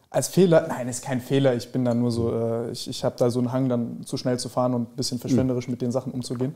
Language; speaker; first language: German; early bilingual, other home language; Serbian